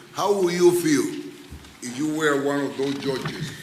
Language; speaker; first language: English; non-native, fluent; Spanish